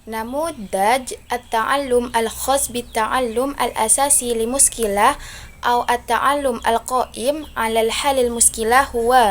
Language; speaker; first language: Arabic; non-native, learner; Indonesian